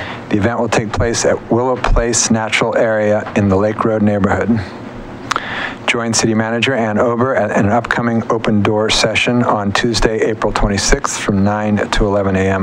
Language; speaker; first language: English; native; English